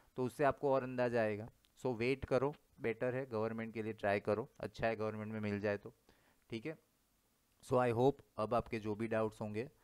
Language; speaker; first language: Hindi; non-native, local second language; Gujarati